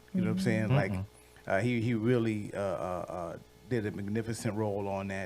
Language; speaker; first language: English; native; English